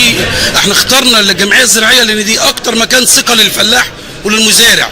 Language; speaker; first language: Arabic; native; Arabic